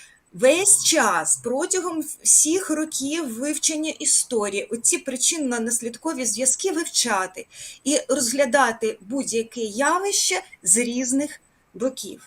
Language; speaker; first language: Ukrainian; native; Ukrainian